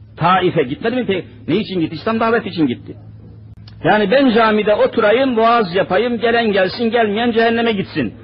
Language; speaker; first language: Turkish; native; Turkish